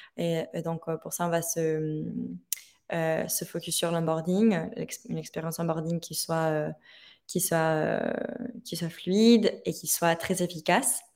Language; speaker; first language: French; non-native, fluent; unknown